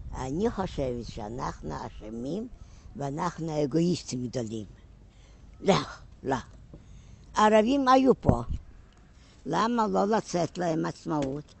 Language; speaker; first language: Hebrew; non-native, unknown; German